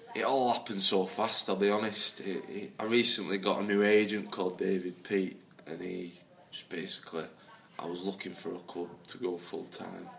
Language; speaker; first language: English; native; English